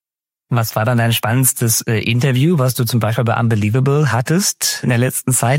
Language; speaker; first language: German; native; German